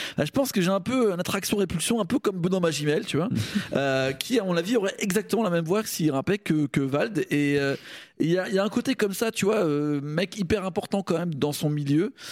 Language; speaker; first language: French; native; French